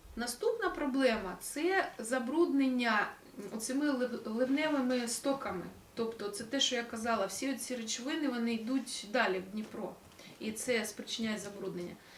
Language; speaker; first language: Ukrainian; native; Ukrainian